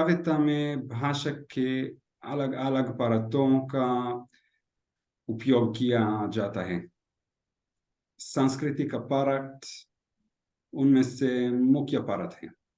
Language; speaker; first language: Hindi; non-native, learner; Hebrew